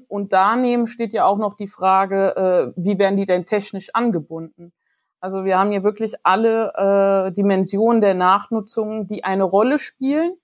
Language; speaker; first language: German; native; German